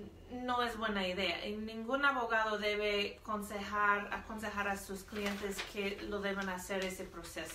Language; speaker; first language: Spanish; non-native, fluent; English